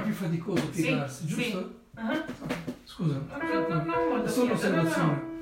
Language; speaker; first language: Italian; non-native, learner; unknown